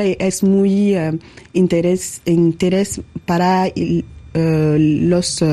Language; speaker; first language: Spanish; non-native, learner; French